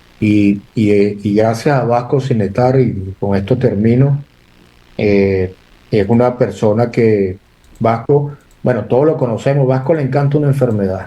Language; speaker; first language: Spanish; native; Spanish